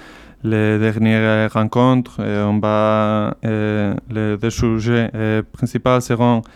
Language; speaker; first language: French; non-native, learner; Basque